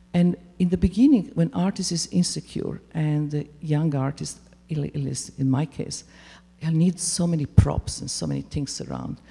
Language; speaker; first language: English; non-native, fluent; Serbian